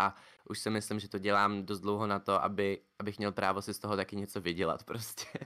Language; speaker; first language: Czech; native; Czech